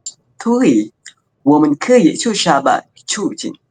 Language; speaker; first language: Chinese; non-native, learner; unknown